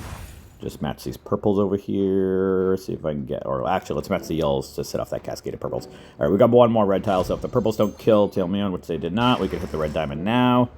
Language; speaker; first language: English; native; English